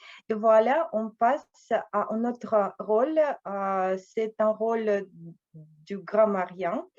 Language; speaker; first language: French; non-native, fluent; Russian